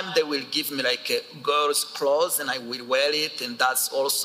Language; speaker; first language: English; non-native, local second language; Kinyarwanda